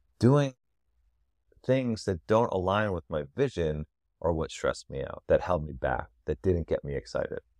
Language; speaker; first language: English; native; English